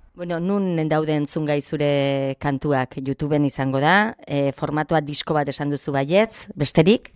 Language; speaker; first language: Basque; native; Basque